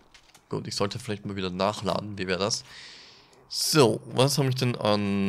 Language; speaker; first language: German; native; German